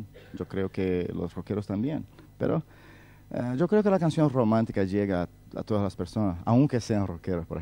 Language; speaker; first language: Spanish; non-native, fluent; Portuguese